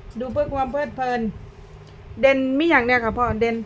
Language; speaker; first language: Thai; non-native, local second language; Lao